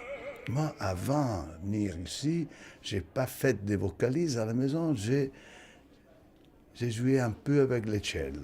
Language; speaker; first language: French; non-native, fluent; Italian